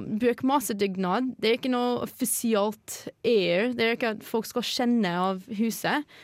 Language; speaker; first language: Norwegian; non-native, fluent; English